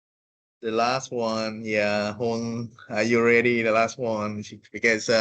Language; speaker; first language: English; non-native, fluent; Vietnamese